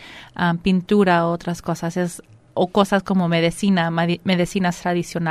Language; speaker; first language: Spanish; early bilingual, heritage; Spanish